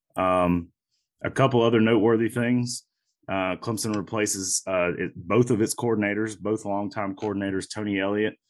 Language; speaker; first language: English; native; English